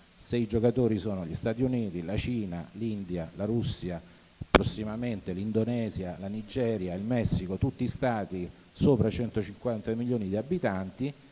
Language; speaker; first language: Italian; native; Italian